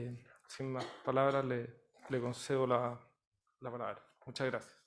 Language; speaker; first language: Spanish; native; Spanish